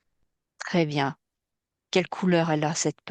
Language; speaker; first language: French; native; French